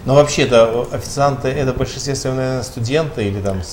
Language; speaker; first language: Russian; native; Russian